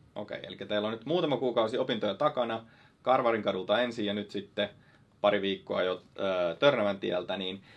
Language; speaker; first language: Finnish; native; Finnish